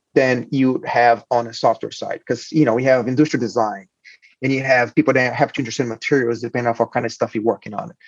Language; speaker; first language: English; non-native, fluent; Portuguese